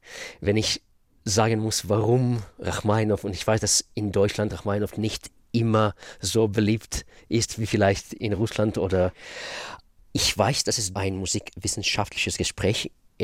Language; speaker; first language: German; non-native, fluent; Russian